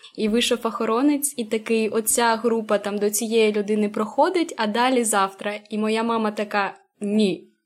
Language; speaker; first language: Ukrainian; native; Ukrainian